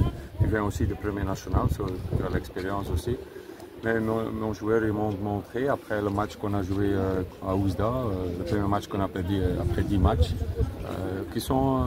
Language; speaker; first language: French; non-native, fluent; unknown